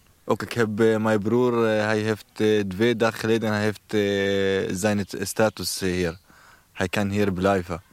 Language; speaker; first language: Dutch; non-native, learner; Arabic